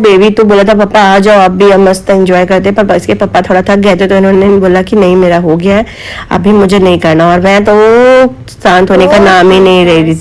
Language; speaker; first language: Hindi; native; Hindi